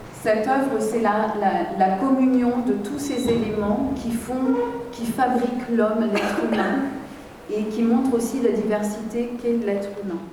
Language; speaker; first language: French; native; French